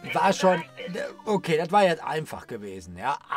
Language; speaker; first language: German; native; German